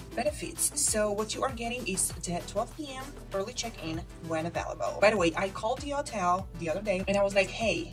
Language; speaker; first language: English; non-native, fluent; Hebrew